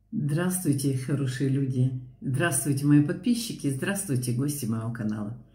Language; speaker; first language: Russian; native; Russian